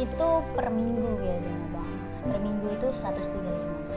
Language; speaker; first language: Indonesian; native; Indonesian